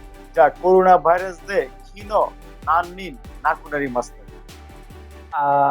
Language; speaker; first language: Japanese; non-native, fluent; Bangla